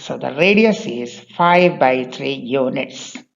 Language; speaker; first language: English; non-native, local second language; Bangla